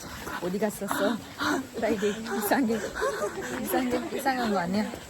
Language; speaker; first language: Korean; non-native, learner; Hindi